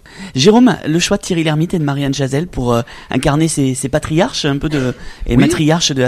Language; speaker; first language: French; native; French